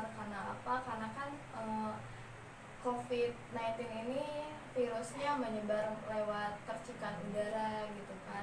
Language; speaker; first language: Indonesian; native; Indonesian